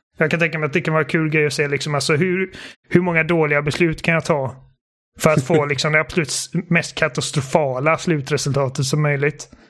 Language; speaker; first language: Swedish; native; Swedish